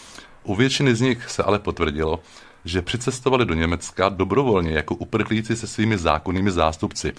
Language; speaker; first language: Czech; native; Czech